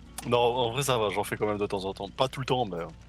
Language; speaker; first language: French; native; French